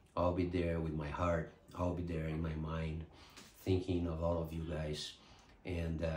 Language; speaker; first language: English; non-native, fluent; Portuguese